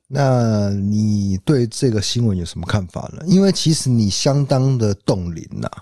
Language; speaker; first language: Chinese; native; Chinese